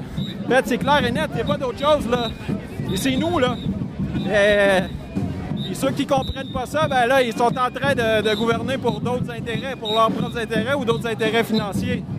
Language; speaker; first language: French; native; French